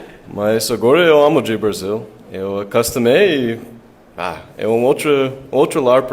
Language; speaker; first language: Portuguese; non-native, fluent; English